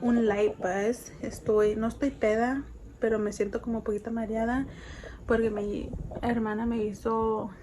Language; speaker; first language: Spanish; early bilingual, other home language; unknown